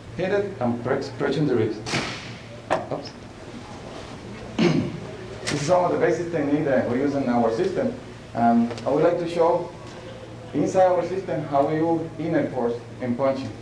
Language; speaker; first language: English; non-native, fluent; Spanish